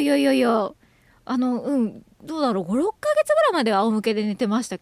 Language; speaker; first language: Japanese; native; Japanese